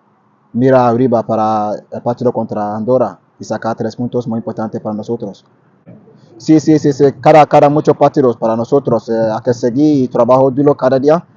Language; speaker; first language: Spanish; non-native, learner; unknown